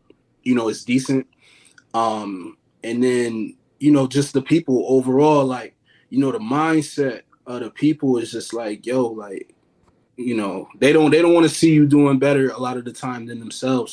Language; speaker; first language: English; native; English